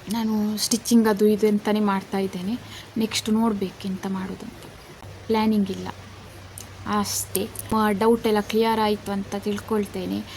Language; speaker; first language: Kannada; non-native, local second language; Tulu